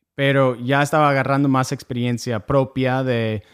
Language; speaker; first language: Spanish; non-native, fluent; English